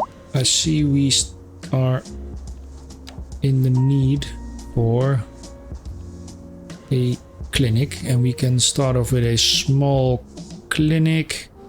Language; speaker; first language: English; non-native, fluent; Dutch